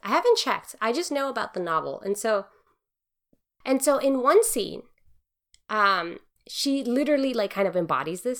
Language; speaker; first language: English; native; English